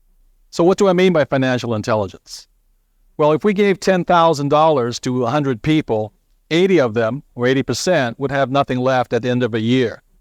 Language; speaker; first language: English; native; English